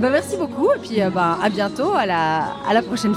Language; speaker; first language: French; native; French